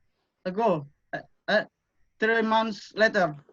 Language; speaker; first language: English; non-native, learner; Indonesian